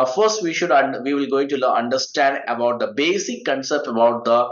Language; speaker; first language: English; non-native, local second language; Malayalam